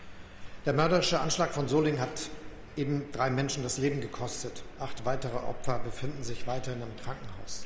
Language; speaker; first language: German; native; German